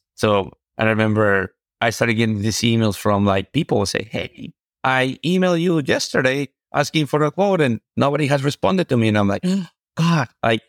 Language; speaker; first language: English; non-native, fluent; Spanish